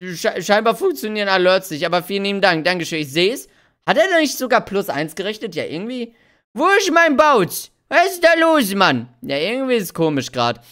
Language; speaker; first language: German; early bilingual, other home language; Hungarian